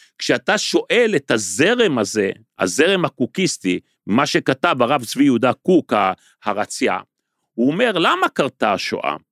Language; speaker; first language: Hebrew; native; Hebrew